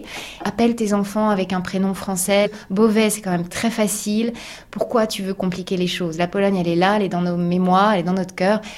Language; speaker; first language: French; native; French